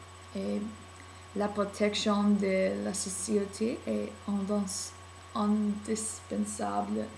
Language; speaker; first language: French; non-native, learner; English